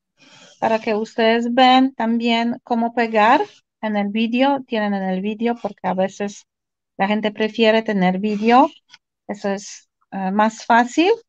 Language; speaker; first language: Spanish; non-native, fluent; Polish